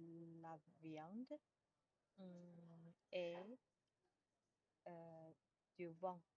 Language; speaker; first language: French; non-native, learner; Chinese